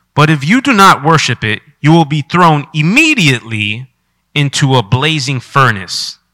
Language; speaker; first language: English; early bilingual, other home language; Spanish